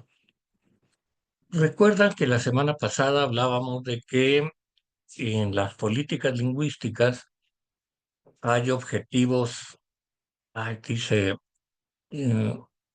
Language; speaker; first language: Spanish; native; Spanish